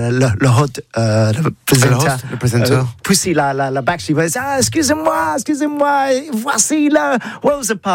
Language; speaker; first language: French; non-native, learner; English